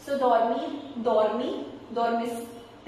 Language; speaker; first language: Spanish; non-native, fluent; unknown